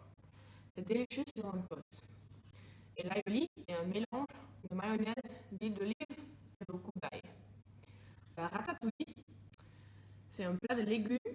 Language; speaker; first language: French; non-native, learner; Dutch